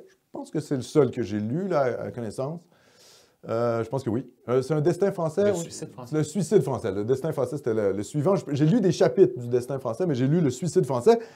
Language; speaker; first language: French; native; French